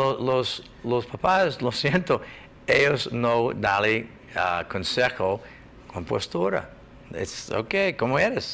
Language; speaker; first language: Spanish; non-native, learner; English